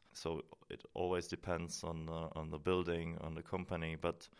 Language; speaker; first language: English; non-native, fluent; Czech